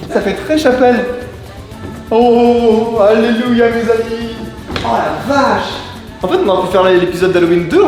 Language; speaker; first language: French; native; French